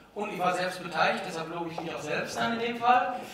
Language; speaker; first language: German; native; German